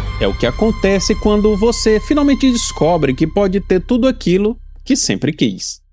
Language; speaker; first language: Portuguese; native; Portuguese